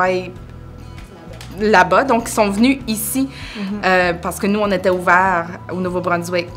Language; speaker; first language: French; native; French